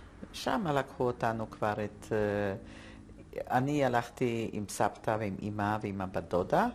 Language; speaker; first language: Hebrew; non-native, fluent; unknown